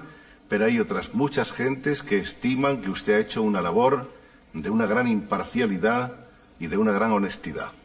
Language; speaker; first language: Spanish; native; Spanish